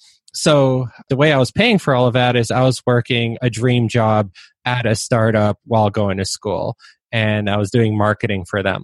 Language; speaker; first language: English; non-native, fluent; Polish